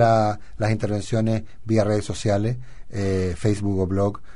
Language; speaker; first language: Spanish; native; Spanish